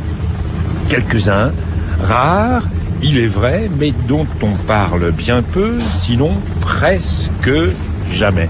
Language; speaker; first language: French; native; French